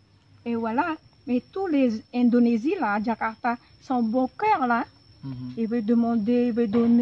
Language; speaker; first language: French; non-native, local second language; Javanese